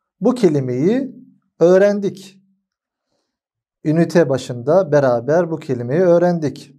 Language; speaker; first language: Turkish; non-native, fluent; Arabic